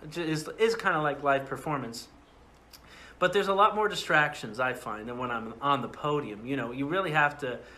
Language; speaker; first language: English; native; English